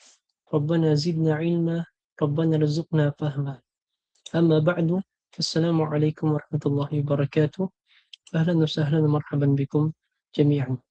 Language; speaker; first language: Arabic; non-native, fluent; Filipino